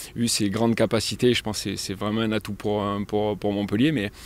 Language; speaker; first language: French; native; French